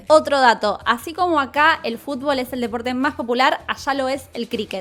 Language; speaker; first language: Spanish; native; Spanish